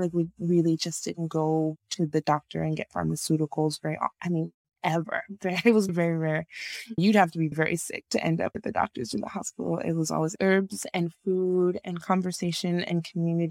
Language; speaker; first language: English; non-native, local second language; Yoruba